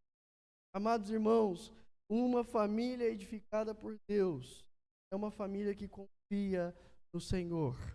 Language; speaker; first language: Portuguese; native; Portuguese